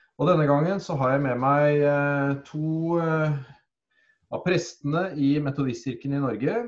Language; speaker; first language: Norwegian; native; Norwegian